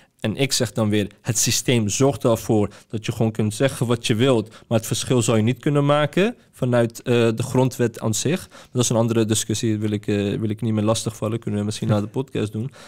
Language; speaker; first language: Dutch; early bilingual, other home language; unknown